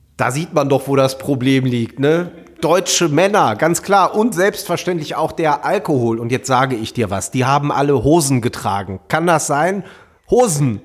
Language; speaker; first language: German; native; German